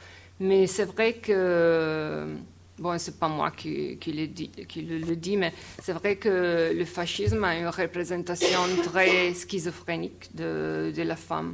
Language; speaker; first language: French; non-native, fluent; Italian